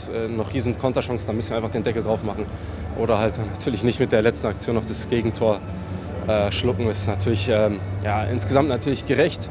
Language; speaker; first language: German; native; German